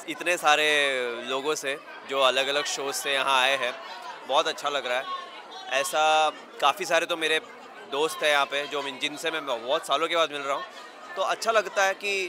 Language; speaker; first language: Hindi; non-native, local second language; Marathi